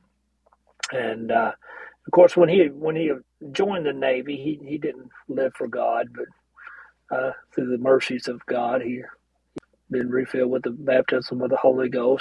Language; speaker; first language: English; native; English